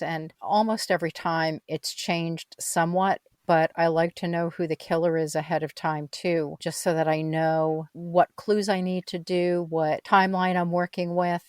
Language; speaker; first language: English; native; English